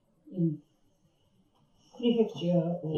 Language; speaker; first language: English; non-native, learner; Japanese